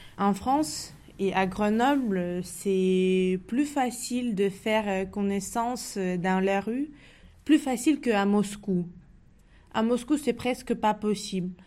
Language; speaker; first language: French; non-native, learner; Russian